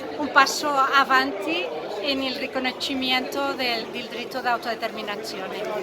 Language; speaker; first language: Italian; non-native, fluent; Catalan